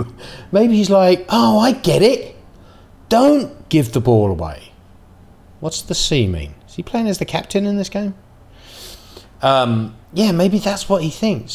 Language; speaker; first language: English; native; English